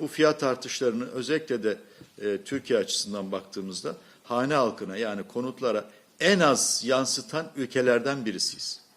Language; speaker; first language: Turkish; native; Turkish